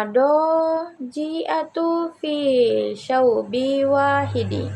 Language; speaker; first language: Arabic; non-native, learner; Indonesian